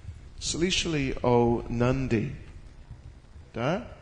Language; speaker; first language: Russian; non-native, learner; English